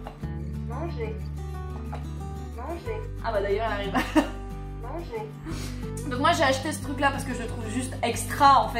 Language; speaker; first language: French; native; French